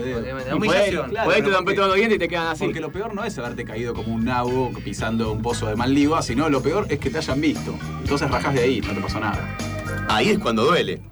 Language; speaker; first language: Spanish; native; Spanish